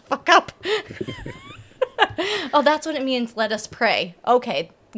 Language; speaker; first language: English; native; English